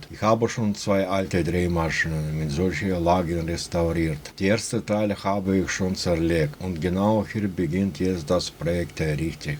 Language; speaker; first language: German; non-native, fluent; Russian